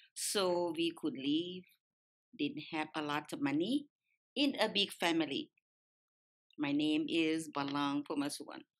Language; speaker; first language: English; non-native, fluent; Lao